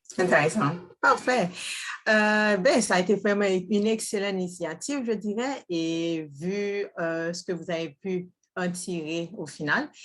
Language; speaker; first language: French; non-native, local second language; Haitian Creole